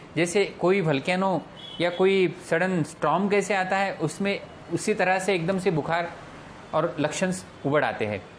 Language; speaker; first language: Hindi; non-native, local second language; Marathi